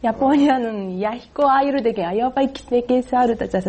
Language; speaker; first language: Kyrgyz; non-native, learner; Japanese